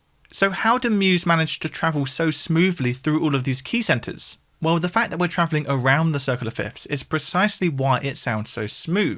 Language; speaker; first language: English; native; English